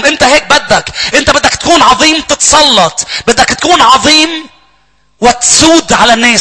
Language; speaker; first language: Arabic; native; Arabic